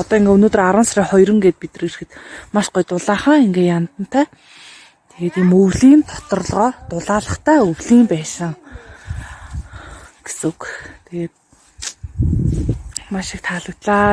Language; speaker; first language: Mongolian; native; Mongolian